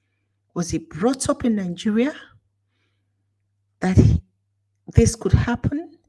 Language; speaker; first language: English; non-native, local second language; Igbo